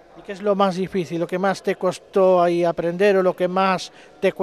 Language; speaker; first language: Spanish; native; Spanish